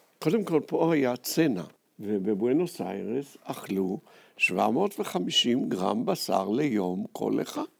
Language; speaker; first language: Hebrew; native; Hebrew